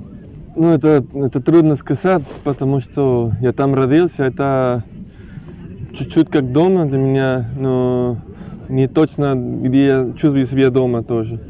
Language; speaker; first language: Russian; non-native, learner; Spanish